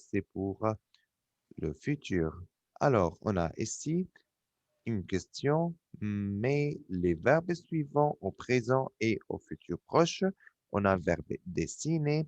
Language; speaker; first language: French; non-native, fluent; Arabic